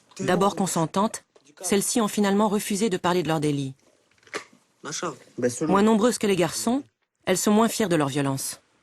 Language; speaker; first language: French; native; French